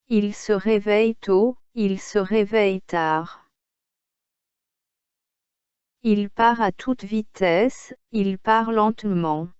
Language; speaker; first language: French; non-native, local second language; Arabic